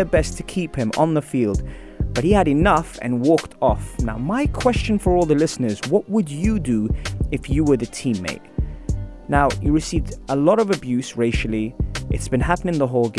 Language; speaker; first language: English; native; English